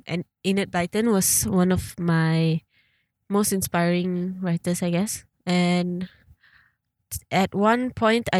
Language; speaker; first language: English; non-native, local second language; Malay